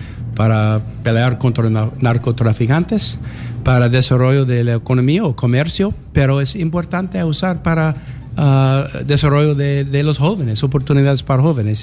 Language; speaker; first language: Spanish; non-native, learner; English